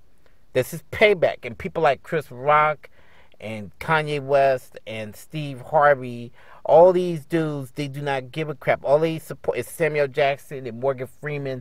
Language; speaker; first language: English; native; English